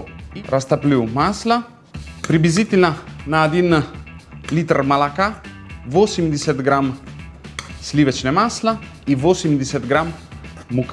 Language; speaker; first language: Russian; non-native, fluent; Italian